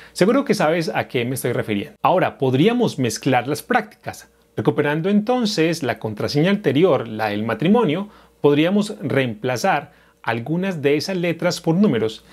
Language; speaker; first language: Spanish; native; Spanish